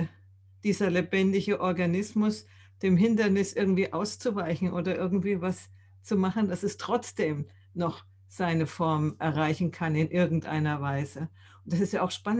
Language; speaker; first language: German; native; German